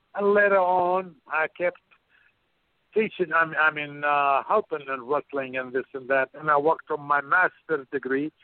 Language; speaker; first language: English; non-native, fluent; Arabic